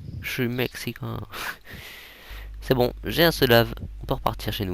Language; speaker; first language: French; native; French